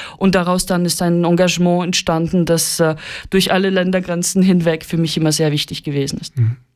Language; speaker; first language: German; non-native, learner; Russian